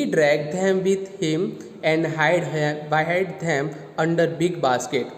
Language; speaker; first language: English; non-native, local second language; Gujarati